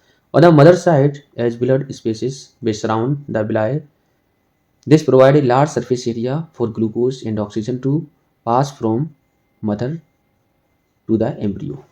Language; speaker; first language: English; non-native, local second language; Hindi